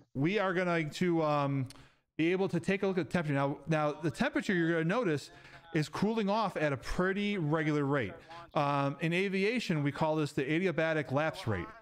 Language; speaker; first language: English; native; English